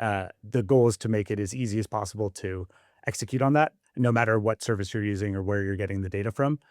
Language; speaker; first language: English; native; English